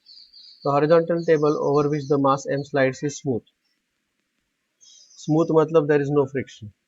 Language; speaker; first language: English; non-native, local second language; Hindi